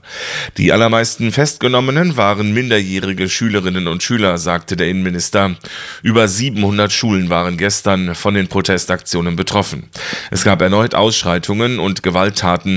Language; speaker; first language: German; native; German